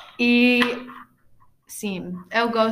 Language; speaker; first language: Portuguese; non-native, learner; English